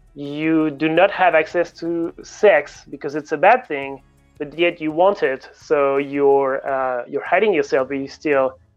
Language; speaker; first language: English; non-native, fluent; French